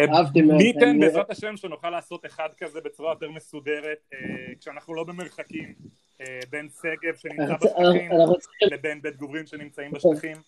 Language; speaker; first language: Hebrew; native; Hebrew